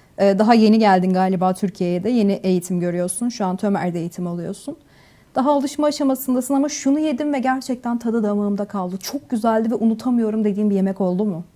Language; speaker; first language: Turkish; native; Turkish